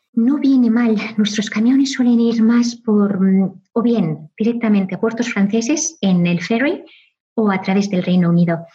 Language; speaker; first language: Spanish; native; Spanish